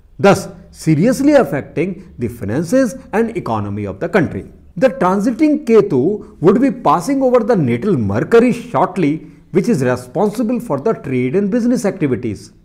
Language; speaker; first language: English; non-native, local second language; Hindi